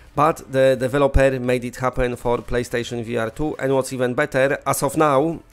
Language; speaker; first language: English; non-native, fluent; Polish